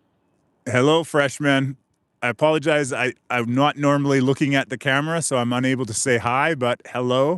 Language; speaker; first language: English; native; English